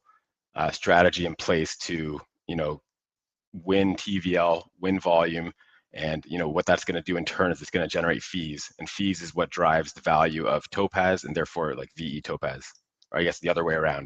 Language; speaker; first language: English; native; English